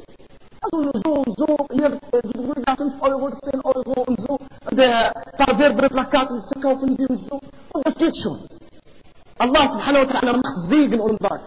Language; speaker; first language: German; non-native, fluent; Arabic